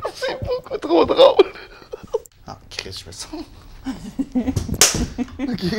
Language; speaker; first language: French; native; French